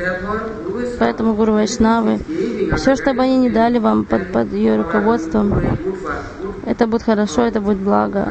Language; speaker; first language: Russian; non-native, fluent; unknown